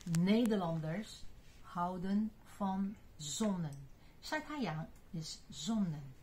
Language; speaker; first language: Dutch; non-native, fluent; Chinese